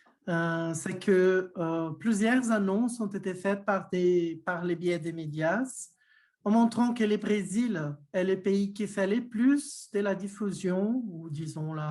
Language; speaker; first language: French; non-native, fluent; Portuguese